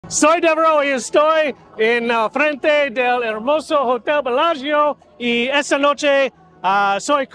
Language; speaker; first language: Spanish; non-native, learner; English